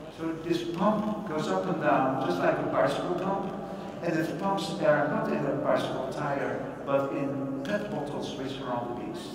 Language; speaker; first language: English; non-native, fluent; Dutch